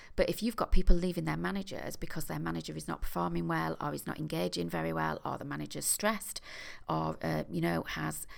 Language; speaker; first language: English; native; English